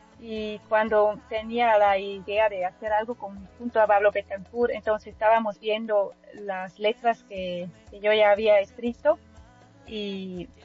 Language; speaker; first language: Spanish; non-native, fluent; German